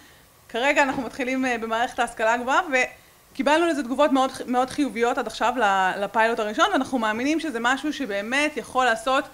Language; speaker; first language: Hebrew; native; Hebrew